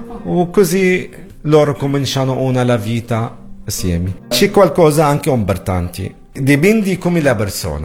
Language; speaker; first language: Italian; non-native, learner; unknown